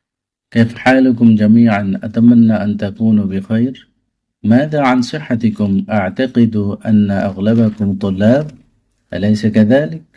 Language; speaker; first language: Arabic; non-native, fluent; Bangla